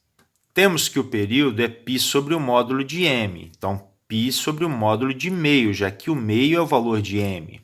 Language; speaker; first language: Portuguese; native; Portuguese